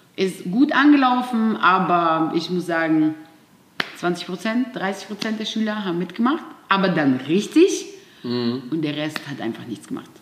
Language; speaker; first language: German; non-native, fluent; Russian